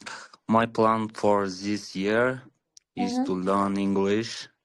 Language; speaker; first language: English; non-native, learner; Kyrgyz